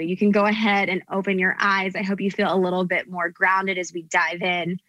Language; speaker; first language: English; native; English